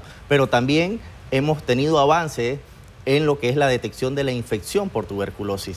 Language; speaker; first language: Spanish; native; Spanish